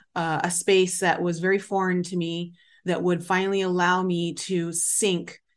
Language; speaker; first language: English; native; English